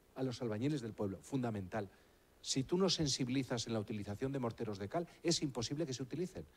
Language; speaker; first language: Spanish; native; Spanish